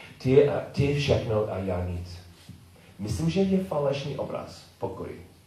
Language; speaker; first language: Czech; non-native, learner; English